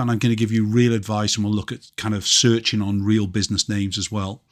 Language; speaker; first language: English; native; English